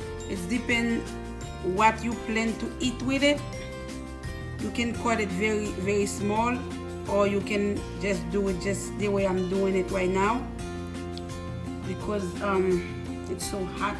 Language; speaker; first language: English; non-native, fluent; Haitian Creole